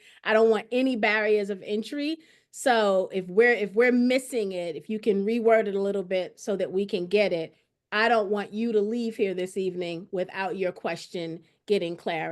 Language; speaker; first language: English; native; English